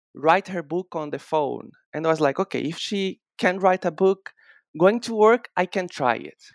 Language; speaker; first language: English; non-native, fluent; Portuguese